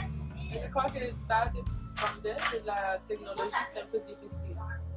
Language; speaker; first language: French; non-native, learner; English